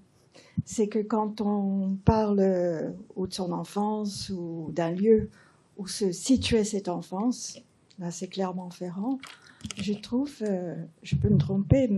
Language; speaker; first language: French; early bilingual, heritage; English